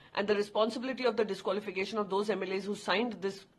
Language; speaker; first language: English; non-native, local second language; Hindi